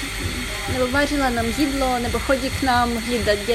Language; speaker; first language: Czech; non-native, fluent; Ukrainian